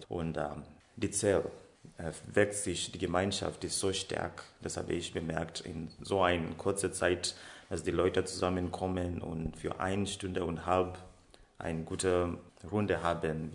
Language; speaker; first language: German; non-native, learner; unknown